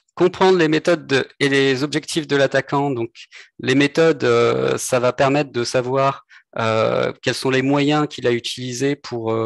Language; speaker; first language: French; native; French